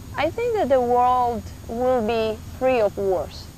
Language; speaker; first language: English; non-native, fluent; Spanish